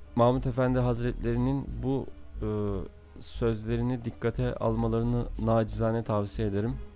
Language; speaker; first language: Turkish; native; Turkish